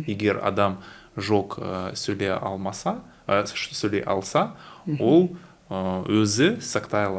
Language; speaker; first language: Kazakh; non-native, learner; Russian